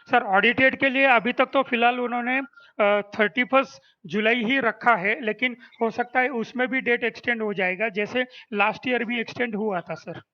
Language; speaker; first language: Hindi; non-native, local second language; Marathi